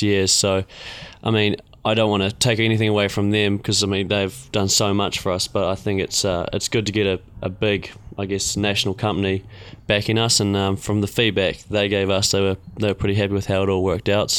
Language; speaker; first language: English; native; English